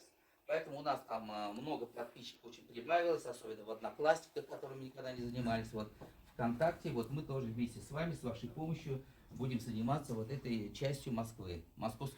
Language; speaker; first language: Russian; native; Russian